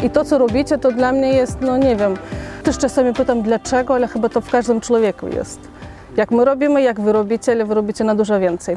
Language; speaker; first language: Polish; early bilingual, heritage; Polish